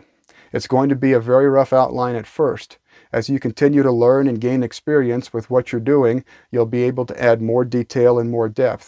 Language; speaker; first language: English; native; English